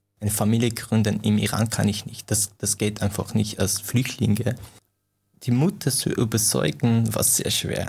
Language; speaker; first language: German; non-native, fluent; Persian